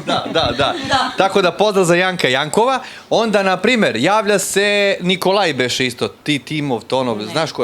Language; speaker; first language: Bosnian; native; Bosnian